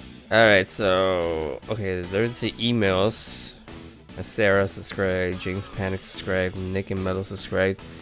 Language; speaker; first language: English; early bilingual, other home language; Spanish